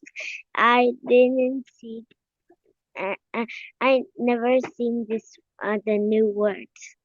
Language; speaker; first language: English; non-native, learner; Vietnamese